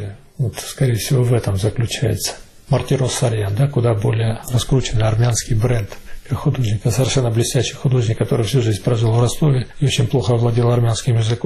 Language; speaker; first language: Russian; native; Russian